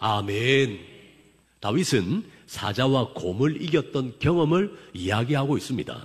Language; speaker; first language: Korean; native; Korean